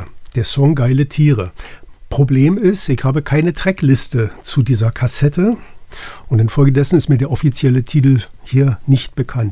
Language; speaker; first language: German; native; German